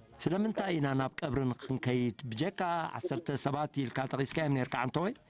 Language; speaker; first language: Tigrinya; native; Tigrinya